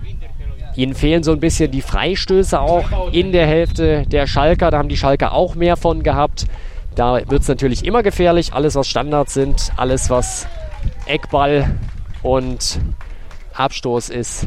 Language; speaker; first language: German; native; German